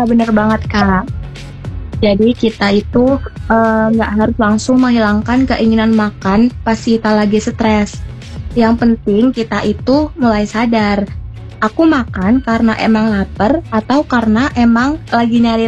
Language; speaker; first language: Indonesian; native; Indonesian